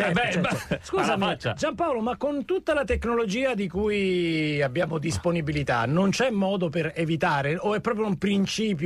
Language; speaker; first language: Italian; native; Italian